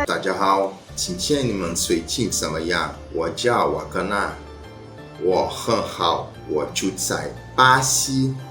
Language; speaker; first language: Chinese; non-native, learner; Portuguese